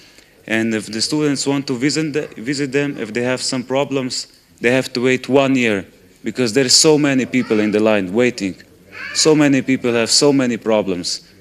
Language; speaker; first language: English; non-native, fluent; Slovenian